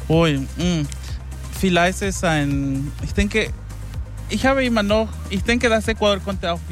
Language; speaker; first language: German; non-native, fluent; Spanish